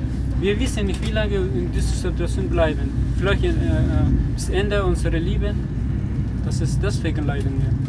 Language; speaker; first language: German; non-native, learner; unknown